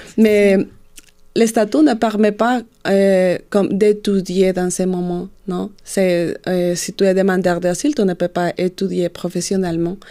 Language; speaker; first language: French; non-native, fluent; Spanish